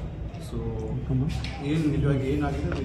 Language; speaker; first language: Kannada; non-native, learner; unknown